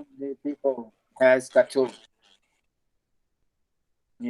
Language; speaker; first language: English; non-native, learner; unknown